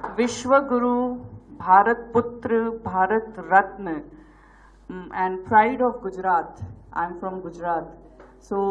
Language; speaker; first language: Telugu; non-native, learner; Gujarati